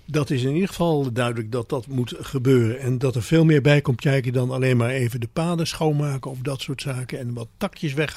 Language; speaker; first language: Dutch; native; Dutch